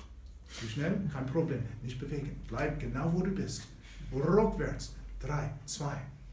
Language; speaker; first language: German; non-native, fluent; English